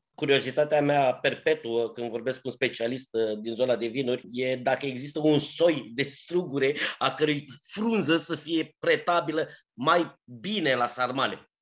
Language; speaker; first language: Romanian; native; Romanian